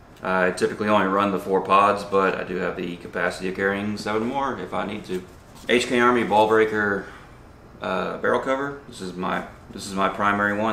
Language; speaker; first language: English; native; English